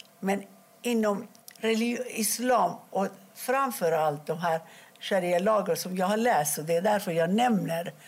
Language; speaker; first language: Swedish; non-native, fluent; Persian